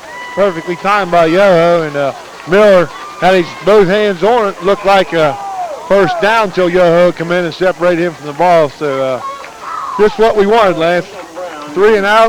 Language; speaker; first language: English; native; English